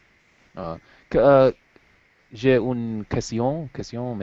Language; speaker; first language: French; non-native, learner; English